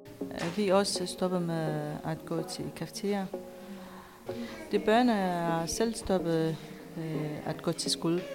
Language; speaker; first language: Danish; non-native, learner; Persian